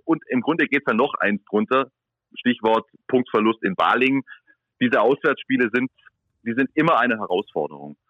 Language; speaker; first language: German; native; German